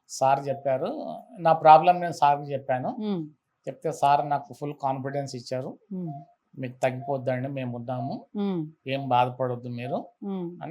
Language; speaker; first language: Telugu; native; Telugu